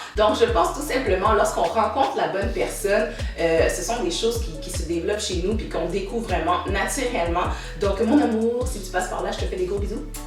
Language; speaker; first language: French; native; French